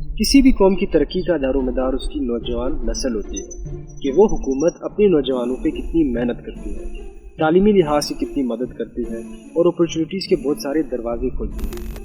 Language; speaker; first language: Urdu; non-native, local second language; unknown